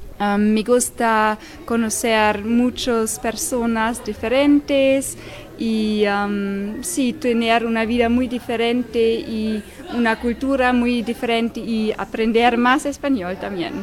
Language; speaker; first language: Spanish; non-native, learner; German